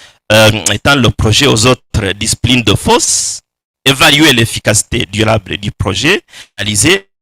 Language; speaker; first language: French; non-native, fluent; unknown